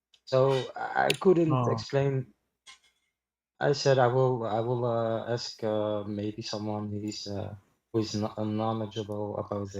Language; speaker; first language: English; non-native, fluent; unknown